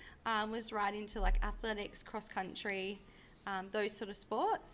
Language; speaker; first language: English; native; English